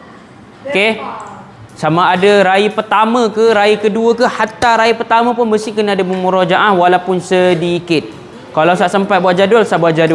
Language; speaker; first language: Malay; native; Malay